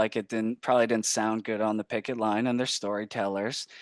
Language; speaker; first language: English; native; English